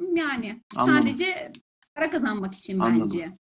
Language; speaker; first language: Turkish; non-native, fluent; Persian